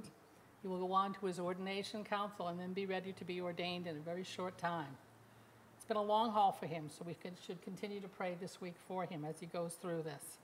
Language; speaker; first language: English; native; English